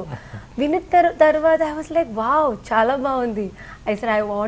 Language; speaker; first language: Telugu; non-native, fluent; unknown